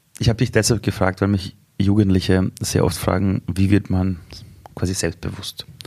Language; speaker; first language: German; early bilingual, other home language; Persian